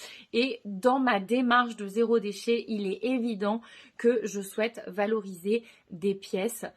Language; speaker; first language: French; native; French